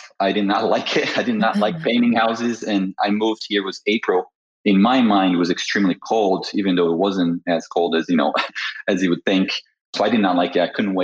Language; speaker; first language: English; non-native, fluent; Portuguese